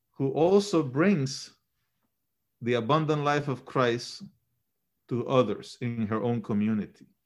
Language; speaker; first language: English; early bilingual, other home language; Spanish